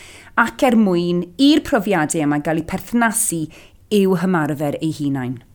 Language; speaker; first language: Welsh; native; Welsh